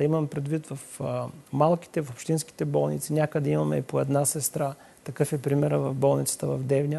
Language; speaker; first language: Bulgarian; native; Bulgarian